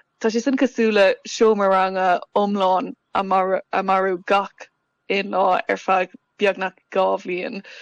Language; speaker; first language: Irish; non-native, local second language; English